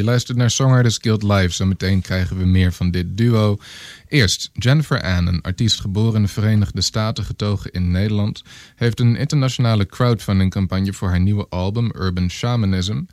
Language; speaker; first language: Dutch; native; Dutch